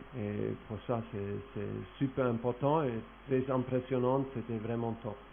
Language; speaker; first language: French; non-native, fluent; German